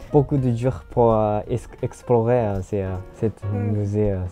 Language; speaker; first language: French; non-native, learner; Japanese